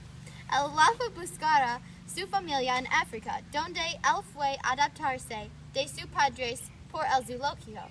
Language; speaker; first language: Spanish; non-native, learner; English